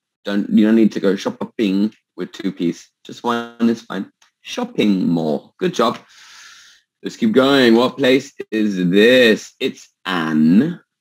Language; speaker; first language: English; native; English